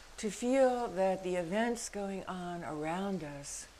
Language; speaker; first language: English; native; English